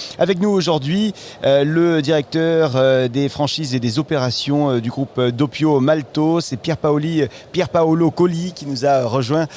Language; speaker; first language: French; native; French